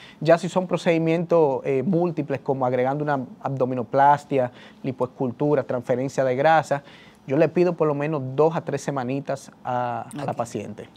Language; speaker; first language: Spanish; early bilingual, heritage; Spanish